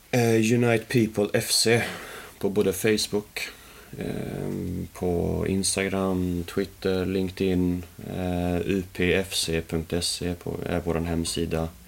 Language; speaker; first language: Swedish; early bilingual, other home language; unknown